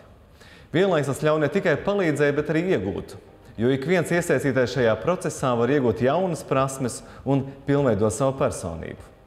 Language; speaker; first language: Latvian; native; Latvian